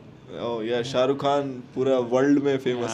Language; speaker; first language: English; non-native, local second language; Hindi